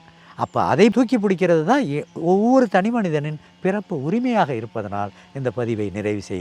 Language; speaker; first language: Tamil; native; Tamil